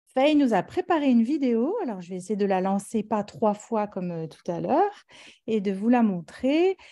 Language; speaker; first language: French; native; French